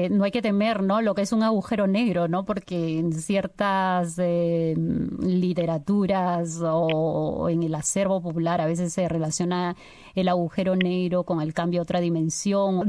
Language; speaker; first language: Spanish; native; Spanish